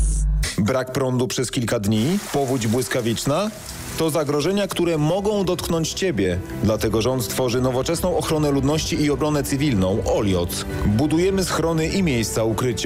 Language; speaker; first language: Polish; native; Polish